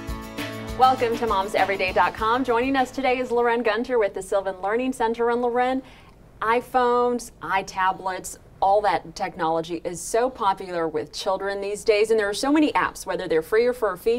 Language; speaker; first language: English; native; English